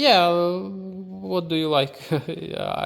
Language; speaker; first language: English; non-native, learner; Ukrainian